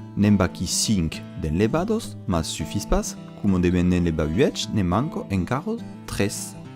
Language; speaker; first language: Occitan; non-native, local second language; French